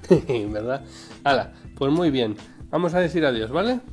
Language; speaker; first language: Spanish; native; Spanish